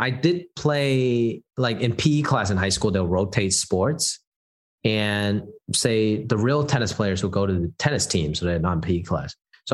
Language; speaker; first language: English; non-native, local second language; Cantonese